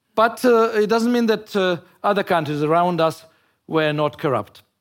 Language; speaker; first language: English; non-native, fluent; Russian